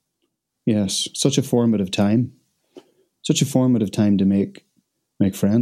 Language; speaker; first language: English; native; English